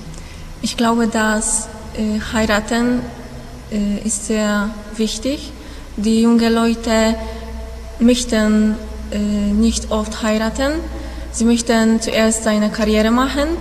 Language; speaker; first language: German; non-native, learner; Polish